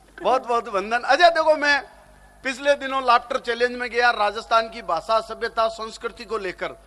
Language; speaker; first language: Hindi; native; Hindi